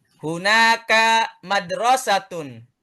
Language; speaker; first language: Arabic; non-native, learner; Indonesian